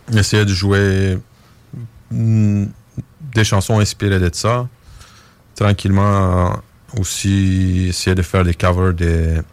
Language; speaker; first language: French; non-native, fluent; Bulgarian